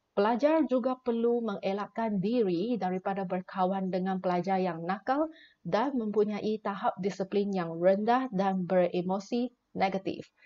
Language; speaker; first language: Malay; non-native, local second language; Chinese